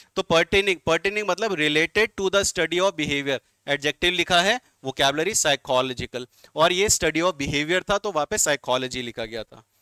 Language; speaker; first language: Hindi; native; Hindi